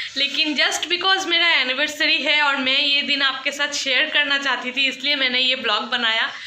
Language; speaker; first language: Hindi; non-native, local second language; Bangla